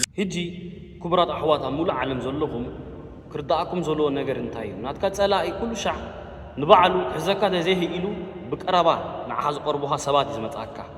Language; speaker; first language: Tigrinya; early bilingual, heritage; Tigrinya